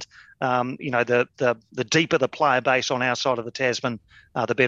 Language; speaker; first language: English; native; English